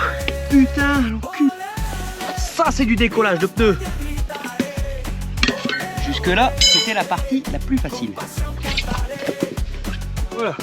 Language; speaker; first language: French; native; French